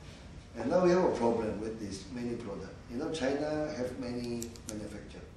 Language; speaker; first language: English; non-native, learner; Indonesian